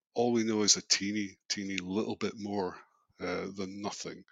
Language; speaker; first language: English; native; English